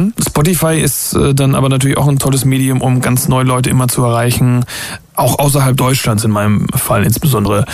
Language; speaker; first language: German; native; German